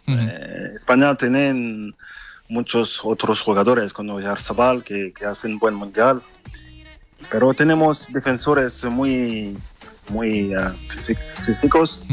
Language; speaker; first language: Spanish; non-native, fluent; French